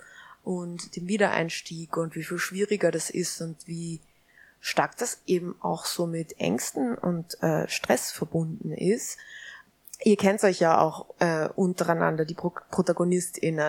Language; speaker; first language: German; native; German